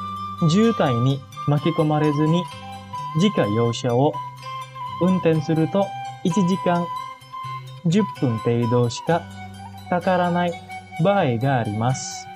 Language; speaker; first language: Japanese; non-native, fluent; Indonesian